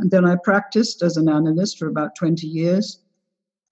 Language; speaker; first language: English; native; English